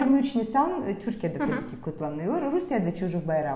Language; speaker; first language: Turkish; non-native, fluent; Russian